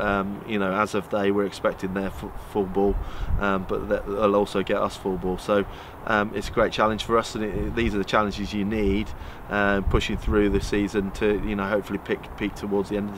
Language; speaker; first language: English; native; English